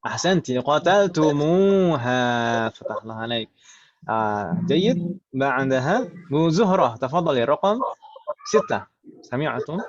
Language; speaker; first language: Arabic; non-native, fluent; Indonesian